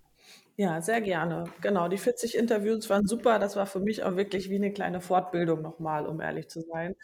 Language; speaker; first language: German; native; German